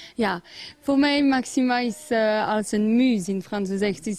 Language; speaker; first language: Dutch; non-native, learner; French